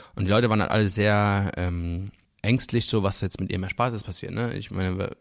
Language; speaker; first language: German; non-native, local second language; Luxembourgish